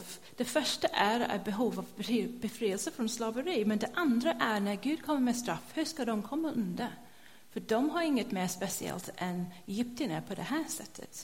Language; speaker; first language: Swedish; non-native, fluent; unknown